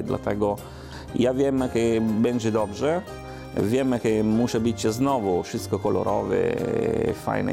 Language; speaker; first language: Polish; non-native, learner; Italian